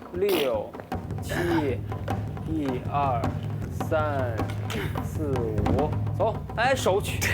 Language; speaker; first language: Chinese; native; Chinese